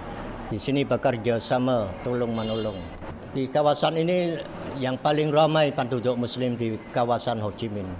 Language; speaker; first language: Indonesian; non-native, fluent; Western Cham